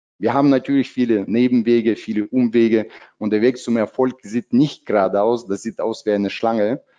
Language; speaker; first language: German; non-native, fluent; Russian